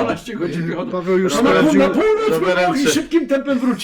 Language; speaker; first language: Polish; native; Polish